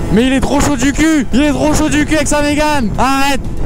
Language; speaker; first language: French; native; French